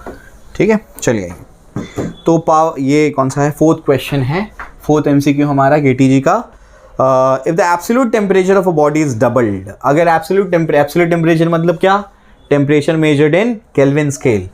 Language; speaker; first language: Hindi; native; Hindi